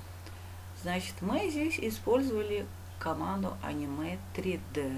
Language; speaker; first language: Russian; non-native, local second language; Uzbek